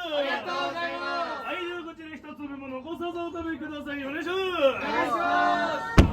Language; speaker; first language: Japanese; native; Japanese